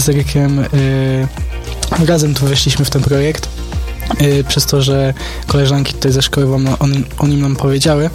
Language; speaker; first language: Polish; native; Polish